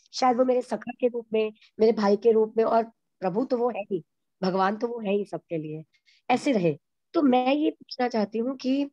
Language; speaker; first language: Hindi; native; Hindi